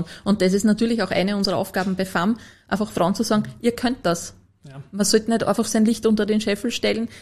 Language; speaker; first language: German; native; German